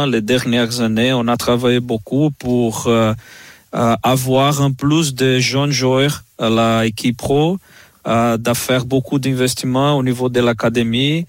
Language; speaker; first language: French; non-native, fluent; Portuguese